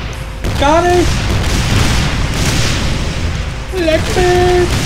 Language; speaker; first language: German; native; German